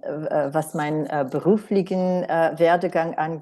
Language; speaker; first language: German; non-native, fluent; Romanian